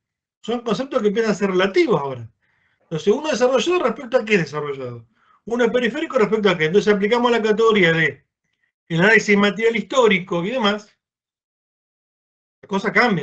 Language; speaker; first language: Spanish; native; Spanish